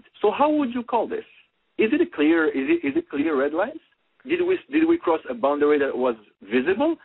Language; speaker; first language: English; non-native, fluent; Arabic